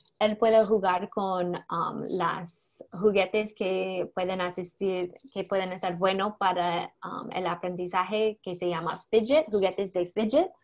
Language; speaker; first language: Spanish; non-native, learner; English